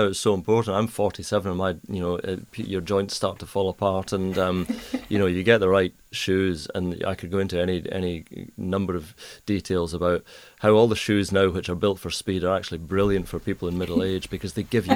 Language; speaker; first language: English; native; English